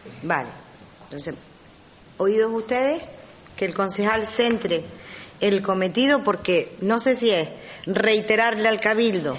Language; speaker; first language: Spanish; native; Spanish